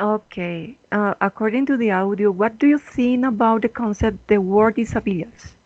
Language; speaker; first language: English; non-native, learner; Spanish